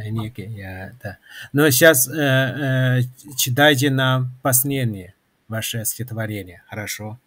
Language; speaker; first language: Russian; non-native, fluent; Chinese